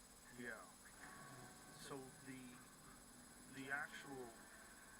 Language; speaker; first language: English; native; English